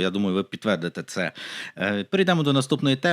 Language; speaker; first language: Ukrainian; native; Ukrainian